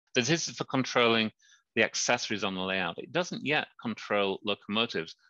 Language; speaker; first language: English; native; English